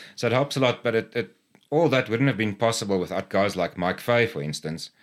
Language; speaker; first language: English; non-native, local second language; Afrikaans